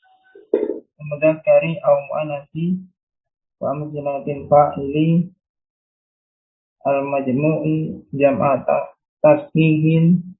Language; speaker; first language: Arabic; non-native, learner; Indonesian